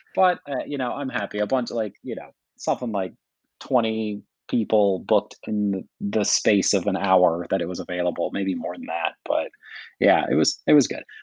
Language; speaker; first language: English; native; English